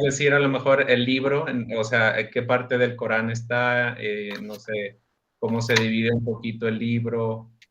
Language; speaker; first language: Spanish; native; Spanish